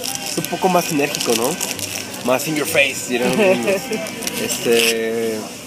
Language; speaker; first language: Spanish; native; Spanish